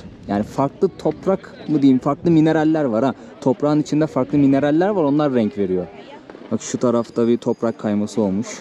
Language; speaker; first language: Turkish; native; Turkish